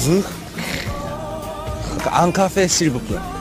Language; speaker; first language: French; non-native, learner; Korean